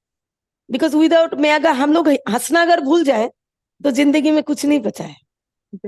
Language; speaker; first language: Hindi; non-native, local second language; Bangla